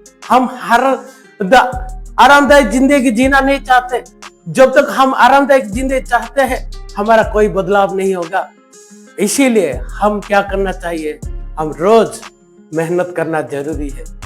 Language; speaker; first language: Hindi; non-native, local second language; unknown